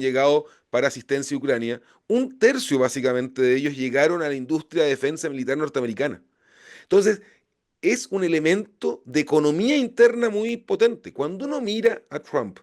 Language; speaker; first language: Spanish; native; Spanish